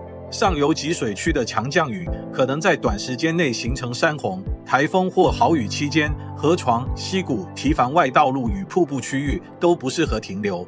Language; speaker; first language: Chinese; native; Chinese